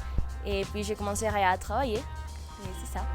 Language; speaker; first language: French; non-native, fluent; Spanish